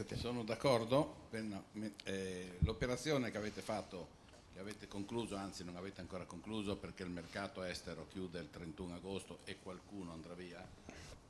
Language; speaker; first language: Italian; native; Italian